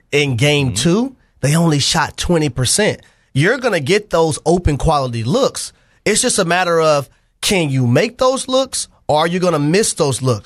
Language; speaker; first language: English; native; English